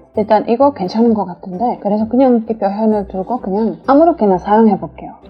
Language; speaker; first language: Korean; non-native, fluent; English